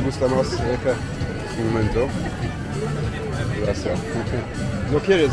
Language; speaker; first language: Spanish; non-native, learner; English